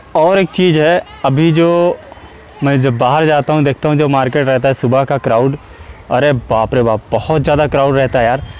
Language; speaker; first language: Hindi; native; Hindi